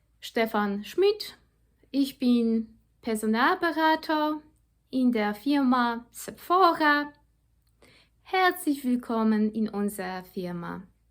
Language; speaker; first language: German; non-native, fluent; Polish